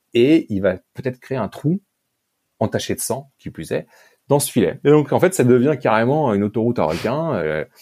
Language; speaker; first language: French; native; French